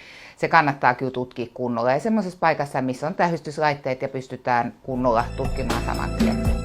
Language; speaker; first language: Finnish; native; Finnish